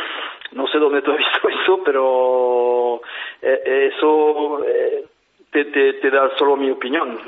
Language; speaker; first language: Spanish; non-native, fluent; French